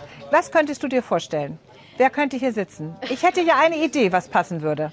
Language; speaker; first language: German; native; German